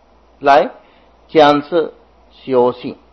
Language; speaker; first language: Chinese; non-native, fluent; Sinhala